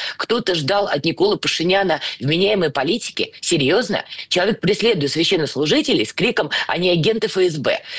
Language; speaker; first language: Russian; native; Russian